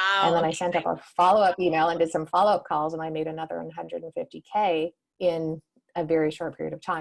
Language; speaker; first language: English; native; English